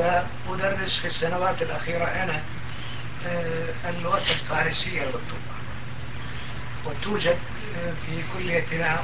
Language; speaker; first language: Arabic; non-native, local second language; Turkish